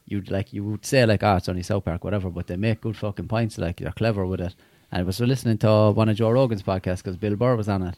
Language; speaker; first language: English; native; English